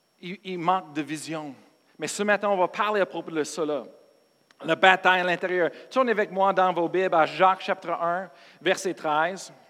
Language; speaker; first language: French; non-native, fluent; English